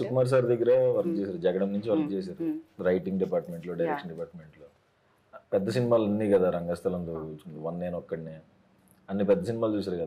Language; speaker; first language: Telugu; native; Telugu